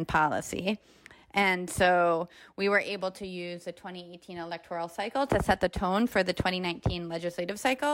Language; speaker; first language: English; native; English